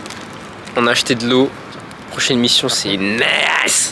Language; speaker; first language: French; native; French